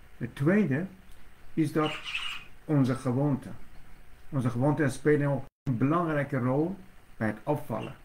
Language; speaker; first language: Dutch; non-native, fluent; Persian